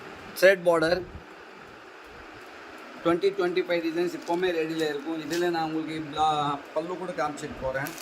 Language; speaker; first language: Tamil; non-native, fluent; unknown